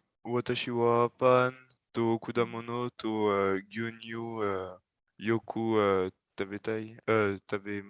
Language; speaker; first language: Japanese; non-native, learner; French